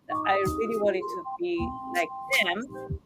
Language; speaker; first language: English; non-native, fluent; Japanese